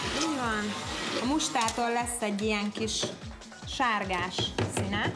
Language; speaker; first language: Hungarian; native; Hungarian